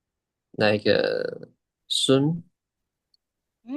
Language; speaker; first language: English; non-native, learner; Chinese